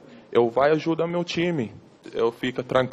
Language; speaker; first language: Portuguese; non-native, learner; English